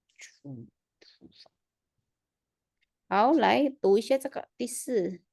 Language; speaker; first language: Chinese; non-native, fluent; Indonesian